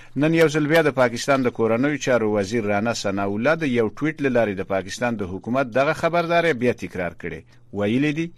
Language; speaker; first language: Pashto; native; Pashto